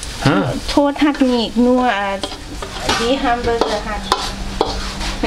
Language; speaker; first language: German; non-native, learner; Thai